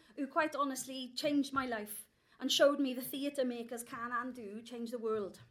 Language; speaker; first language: English; native; English